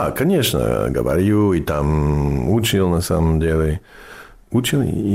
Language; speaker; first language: Russian; non-native, learner; English